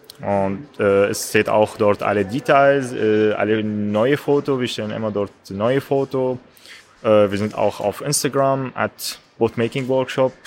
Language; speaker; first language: German; non-native, learner; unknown